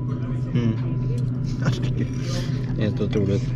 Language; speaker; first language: Swedish; native; Swedish